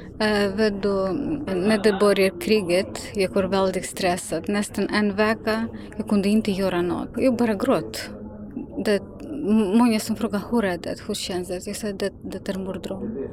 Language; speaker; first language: Swedish; non-native, learner; Ukrainian